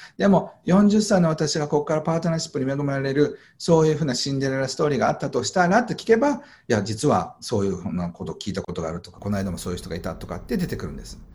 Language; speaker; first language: Japanese; native; Japanese